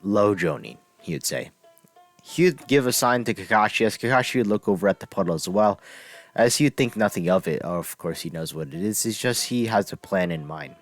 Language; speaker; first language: English; native; English